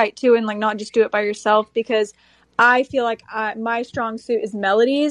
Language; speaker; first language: English; native; English